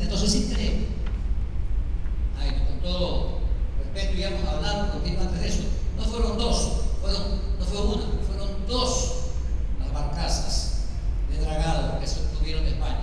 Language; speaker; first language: Spanish; native; Spanish